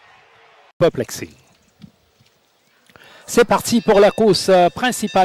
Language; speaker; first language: French; non-native, local second language; Morisyen